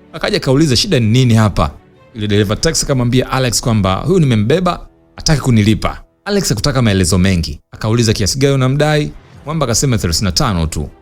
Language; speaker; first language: Swahili; native; Swahili